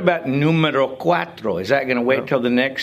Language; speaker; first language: English; native; English